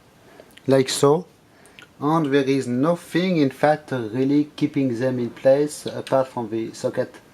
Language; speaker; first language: English; non-native, fluent; French